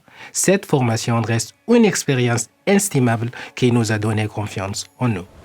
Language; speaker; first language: French; non-native, learner; Arabic